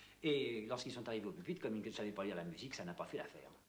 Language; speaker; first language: French; native; French